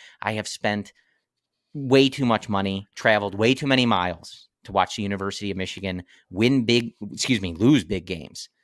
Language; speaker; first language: English; native; English